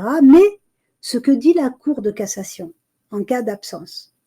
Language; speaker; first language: French; native; French